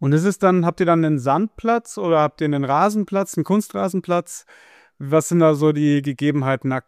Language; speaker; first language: German; native; German